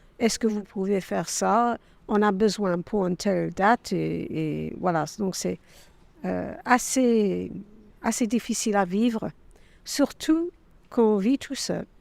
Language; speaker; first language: French; non-native, fluent; English